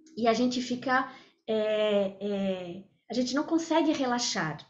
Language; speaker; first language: Portuguese; early bilingual, other home language; French